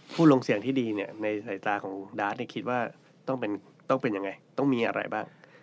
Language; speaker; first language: Thai; native; Thai